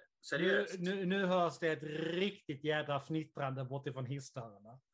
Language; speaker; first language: Swedish; native; Swedish